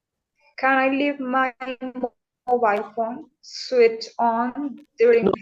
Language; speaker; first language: English; non-native, learner; Spanish